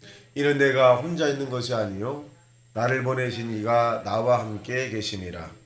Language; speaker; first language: Korean; native; Korean